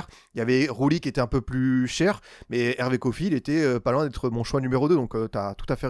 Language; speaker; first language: French; native; French